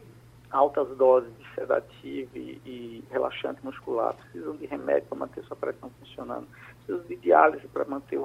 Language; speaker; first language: Portuguese; native; Portuguese